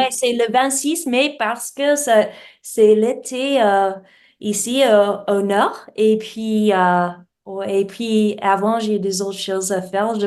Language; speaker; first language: French; non-native, learner; English